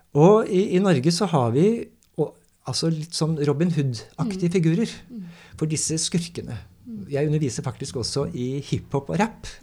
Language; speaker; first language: Norwegian; native; Norwegian